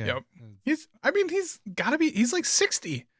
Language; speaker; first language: English; native; English